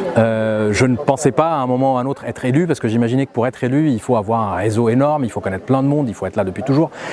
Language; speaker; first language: French; non-native, local second language; Arabic